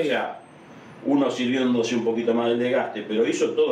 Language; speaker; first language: Spanish; native; Spanish